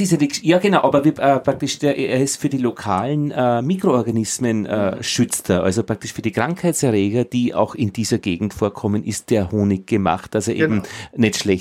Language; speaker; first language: German; native; German